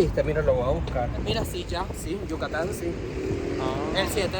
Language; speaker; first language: Spanish; native; Spanish